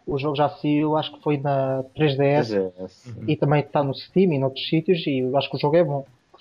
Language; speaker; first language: Portuguese; native; Portuguese